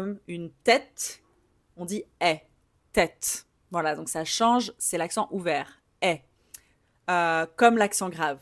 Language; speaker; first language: French; native; French